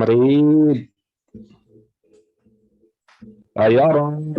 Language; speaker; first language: Arabic; non-native, learner; Indonesian